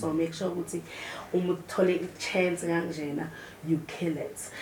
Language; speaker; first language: English; non-native, local second language; Zulu